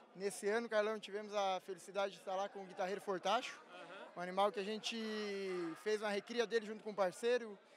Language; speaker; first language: Portuguese; native; Portuguese